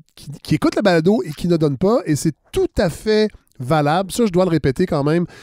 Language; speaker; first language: French; native; French